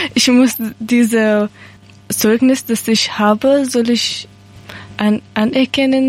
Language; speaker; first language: German; non-native, learner; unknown